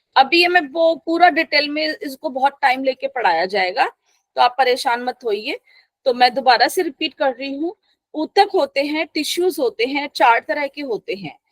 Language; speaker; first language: Hindi; native; Hindi